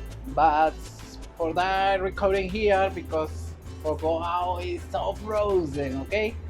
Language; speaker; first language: English; non-native, learner; Spanish